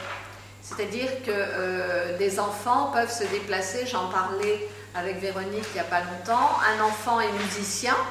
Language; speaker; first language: French; native; French